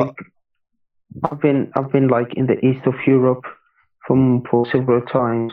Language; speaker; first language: English; non-native, fluent; Arabic